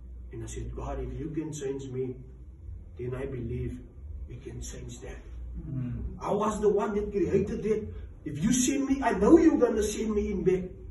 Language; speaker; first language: English; non-native, local second language; Afrikaans